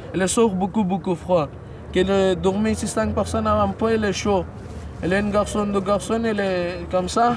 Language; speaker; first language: French; non-native, learner; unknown